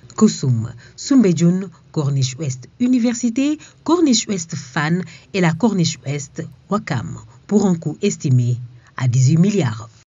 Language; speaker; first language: French; non-native, local second language; Wolof